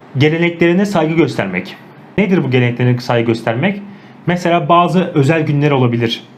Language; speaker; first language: Turkish; native; Turkish